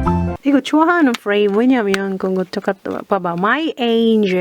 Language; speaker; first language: Korean; non-native, learner; Filipino